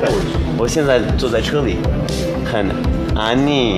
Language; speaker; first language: Chinese; non-native, learner; English